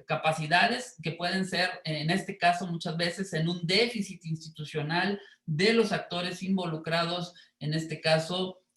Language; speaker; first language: Spanish; native; Spanish